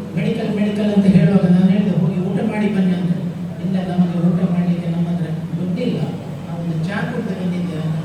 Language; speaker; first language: Kannada; native; Kannada